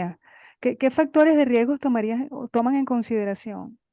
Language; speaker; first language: Spanish; native; Spanish